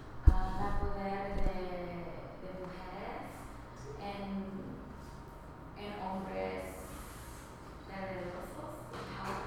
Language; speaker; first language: Spanish; non-native, learner; English